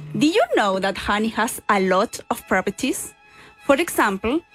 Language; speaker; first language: English; non-native, fluent; Spanish